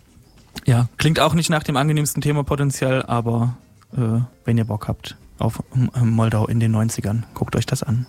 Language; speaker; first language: German; native; German